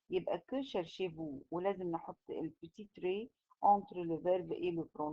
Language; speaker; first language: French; non-native, fluent; Arabic